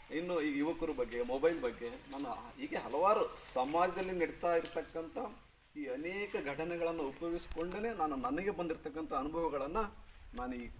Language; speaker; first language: Kannada; native; Kannada